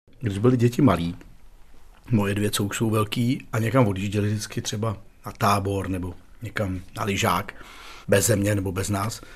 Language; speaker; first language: Czech; native; Czech